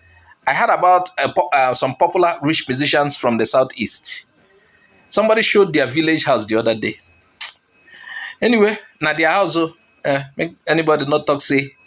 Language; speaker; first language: English; non-native, local second language; Igbo